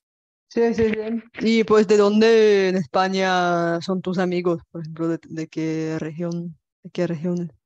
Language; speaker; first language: Spanish; non-native, fluent; Bulgarian